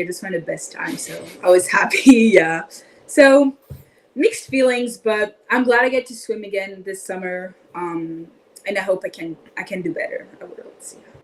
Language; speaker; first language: English; non-native, fluent; French